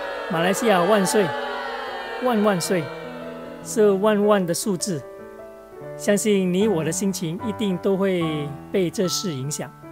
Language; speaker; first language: Chinese; native; Chinese